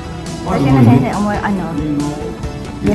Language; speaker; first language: Japanese; non-native, learner; Filipino